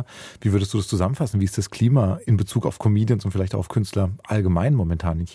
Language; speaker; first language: German; native; German